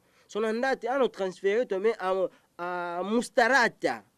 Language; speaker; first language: Italian; non-native, learner; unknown